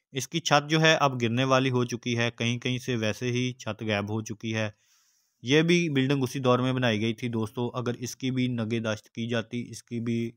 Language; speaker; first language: Urdu; non-native, local second language; Punjabi